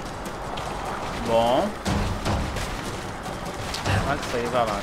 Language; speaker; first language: Portuguese; native; Portuguese